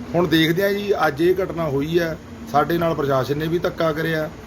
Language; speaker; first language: Punjabi; native; Punjabi